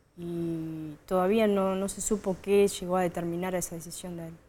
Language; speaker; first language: Spanish; native; Spanish